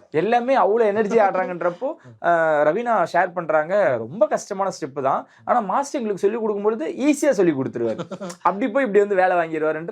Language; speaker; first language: Tamil; native; Tamil